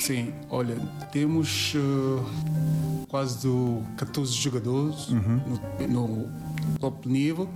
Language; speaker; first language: Portuguese; non-native, learner; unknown